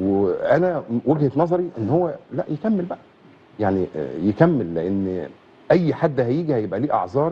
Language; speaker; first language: Arabic; native; Arabic